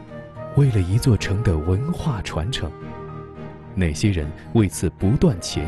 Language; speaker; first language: Chinese; native; Chinese